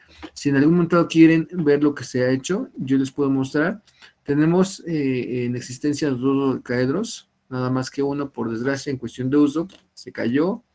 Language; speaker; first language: Spanish; native; Spanish